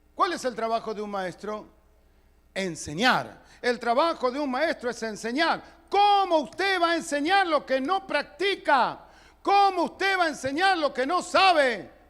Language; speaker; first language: Spanish; early bilingual, other home language; Italian